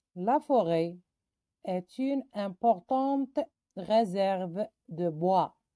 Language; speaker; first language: French; non-native, local second language; Arabic